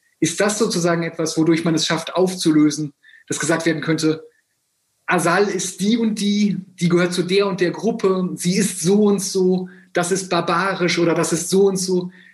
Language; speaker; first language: German; native; German